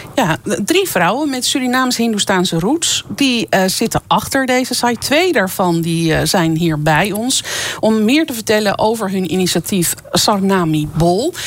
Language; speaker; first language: Dutch; native; Dutch